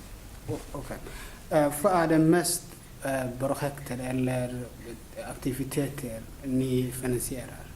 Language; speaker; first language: Swedish; non-native, learner; Somali